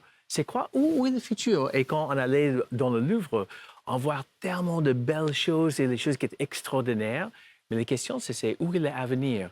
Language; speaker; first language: French; non-native, fluent; English